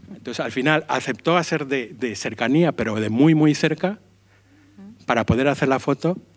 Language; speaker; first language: Spanish; native; Spanish